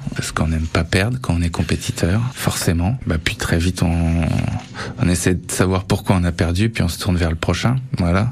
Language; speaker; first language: French; native; French